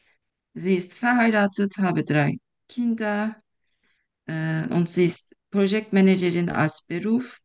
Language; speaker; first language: German; non-native, fluent; Turkish